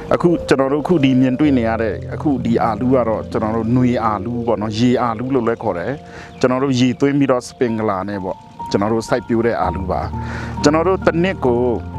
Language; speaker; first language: Burmese; non-native, local second language; Pa'o Karen